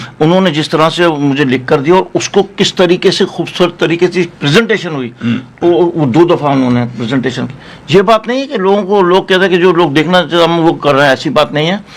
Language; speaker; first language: Urdu; non-native, local second language; Memoni